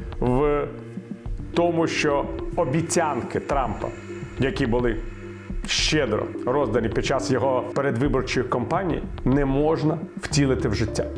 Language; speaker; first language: Ukrainian; native; Ukrainian